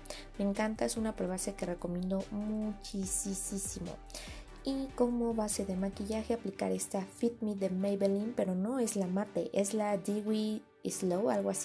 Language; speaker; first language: Spanish; native; Spanish